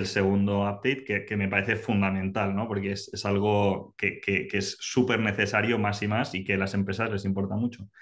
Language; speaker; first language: Spanish; native; Spanish